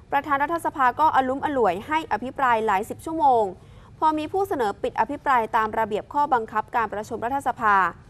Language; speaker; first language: Thai; native; Thai